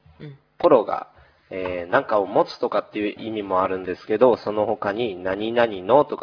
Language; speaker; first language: Japanese; native; Japanese